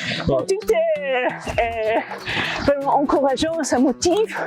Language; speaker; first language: French; non-native, fluent; English